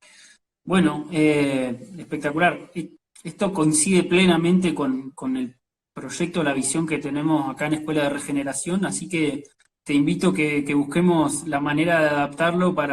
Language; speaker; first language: Spanish; native; Spanish